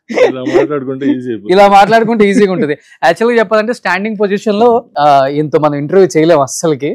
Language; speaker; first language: Telugu; native; Telugu